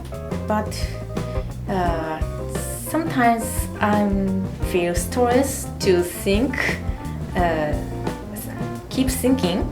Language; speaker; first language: English; non-native, learner; Japanese